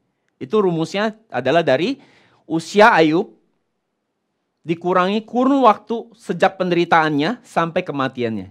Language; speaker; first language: Indonesian; native; Indonesian